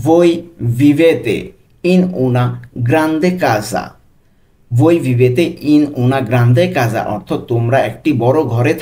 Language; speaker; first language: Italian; non-native, local second language; Bangla